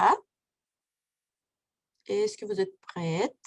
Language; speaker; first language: French; non-native, fluent; Russian